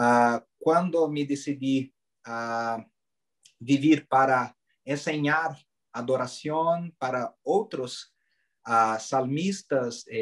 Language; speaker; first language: Spanish; non-native, learner; Portuguese